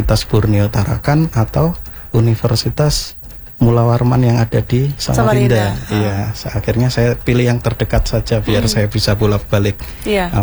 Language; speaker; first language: Indonesian; non-native, local second language; Javanese